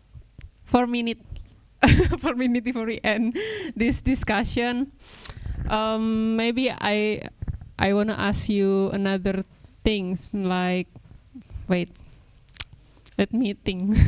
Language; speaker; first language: English; non-native, local second language; Indonesian